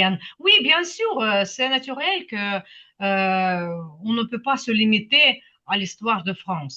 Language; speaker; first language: French; non-native, fluent; Ukrainian